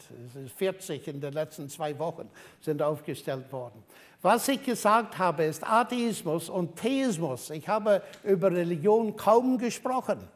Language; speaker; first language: German; non-native, fluent; English